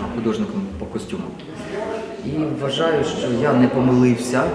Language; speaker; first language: Ukrainian; non-native, local second language; Russian